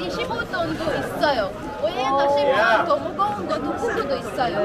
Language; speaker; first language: Korean; non-native, fluent; Arabic